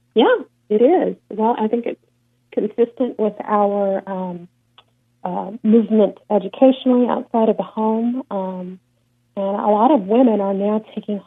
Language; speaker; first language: English; native; English